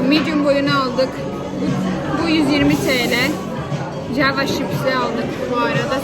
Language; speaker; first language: Turkish; early bilingual, heritage; Turkish